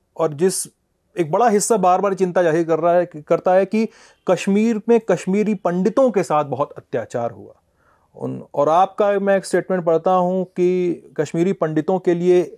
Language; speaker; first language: Hindi; native; Hindi